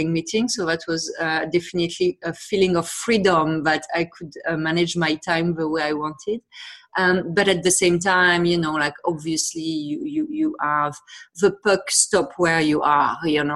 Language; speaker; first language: English; non-native, fluent; French